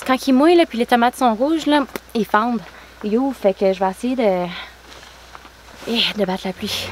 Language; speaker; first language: French; native; French